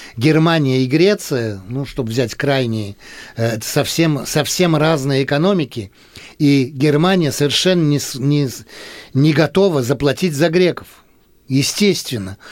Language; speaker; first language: Russian; early bilingual, heritage; Russian